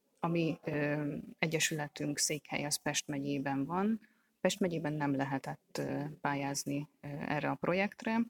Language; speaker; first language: Hungarian; native; Hungarian